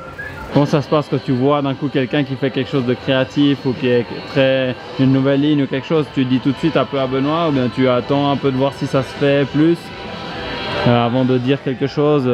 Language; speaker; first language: French; native; French